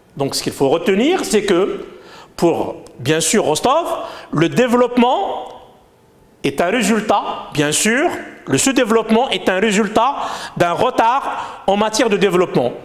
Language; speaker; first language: French; non-native, local second language; Arabic